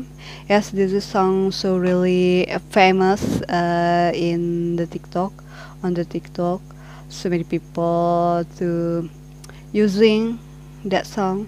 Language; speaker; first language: English; non-native, learner; Indonesian